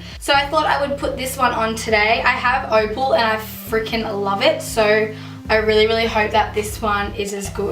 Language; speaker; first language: English; native; English